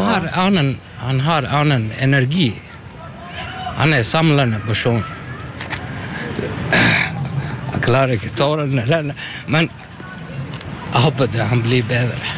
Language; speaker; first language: Norwegian; non-native, learner; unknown